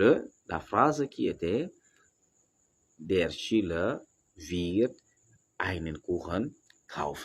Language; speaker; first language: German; non-native, fluent; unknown